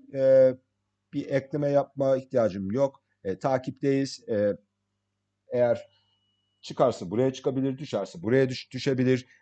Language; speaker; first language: Turkish; early bilingual, heritage; English